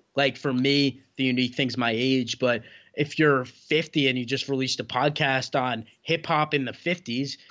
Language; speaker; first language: English; native; English